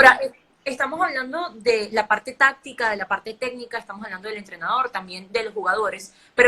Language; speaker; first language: Spanish; native; Spanish